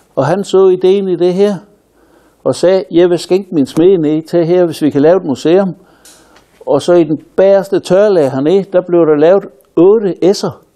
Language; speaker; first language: Danish; native; Danish